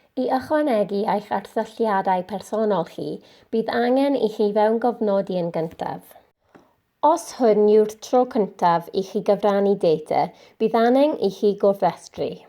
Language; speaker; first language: Welsh; non-native, local second language; English